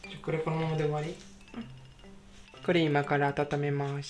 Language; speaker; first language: Japanese; non-native, learner; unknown